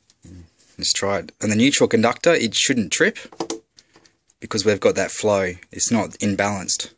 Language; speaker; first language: English; native; English